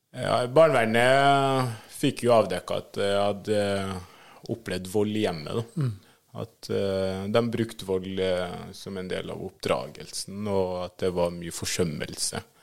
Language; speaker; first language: Norwegian; early bilingual, other home language; Swahili